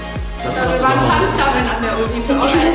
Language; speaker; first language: German; native; German